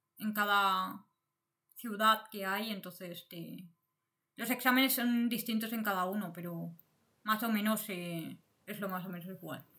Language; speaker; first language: Spanish; native; Spanish